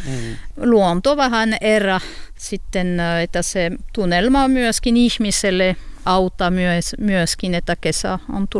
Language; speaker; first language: Finnish; non-native, learner; French